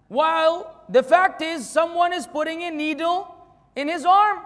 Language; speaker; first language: English; non-native, fluent; Arabic